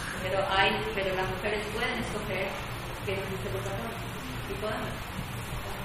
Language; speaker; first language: Spanish; native; Spanish